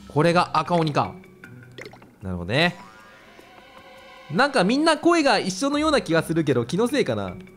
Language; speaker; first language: Japanese; native; Japanese